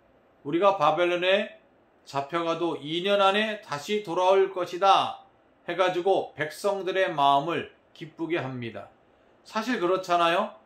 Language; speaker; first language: Korean; native; Korean